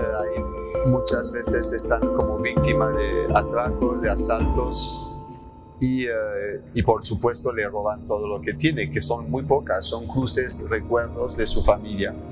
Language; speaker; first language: Spanish; early bilingual, heritage; French